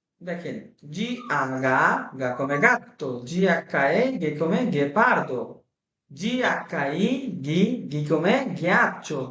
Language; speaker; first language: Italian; non-native, fluent; Bangla